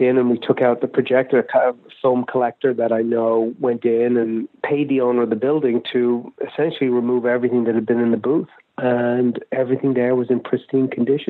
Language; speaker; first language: English; native; English